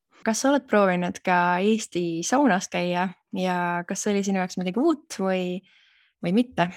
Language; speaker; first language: Estonian; native; Estonian